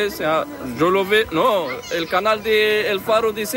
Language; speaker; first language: Spanish; non-native, learner; Arabic